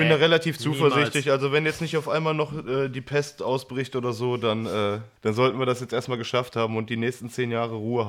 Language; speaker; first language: German; native; German